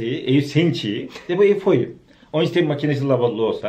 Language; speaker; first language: Portuguese; non-native, learner; Turkish